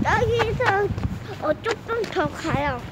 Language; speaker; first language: Korean; early bilingual, other home language; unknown